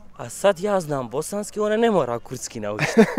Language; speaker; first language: Croatian; non-native, learner; Kurdish